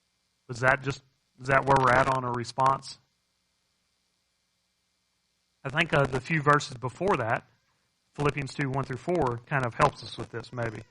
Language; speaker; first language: English; native; English